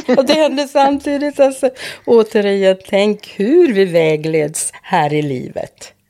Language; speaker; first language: Swedish; native; Swedish